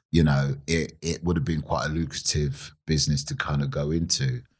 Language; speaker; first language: English; native; English